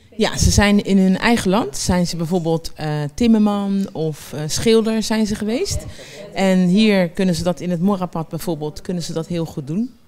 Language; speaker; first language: Dutch; native; Dutch